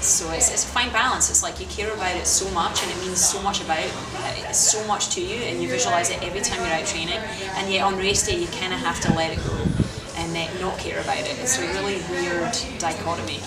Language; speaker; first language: English; native; English